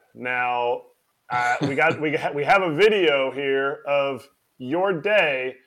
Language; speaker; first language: English; native; English